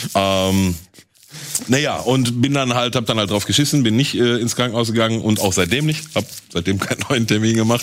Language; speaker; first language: German; native; German